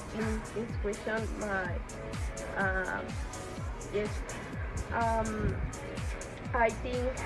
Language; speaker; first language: English; non-native, learner; Spanish